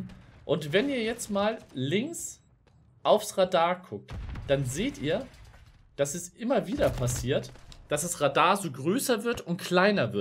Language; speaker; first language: German; native; German